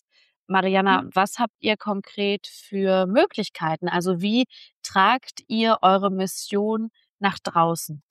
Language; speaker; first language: German; native; German